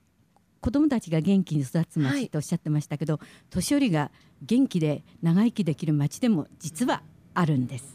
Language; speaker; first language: Japanese; native; Japanese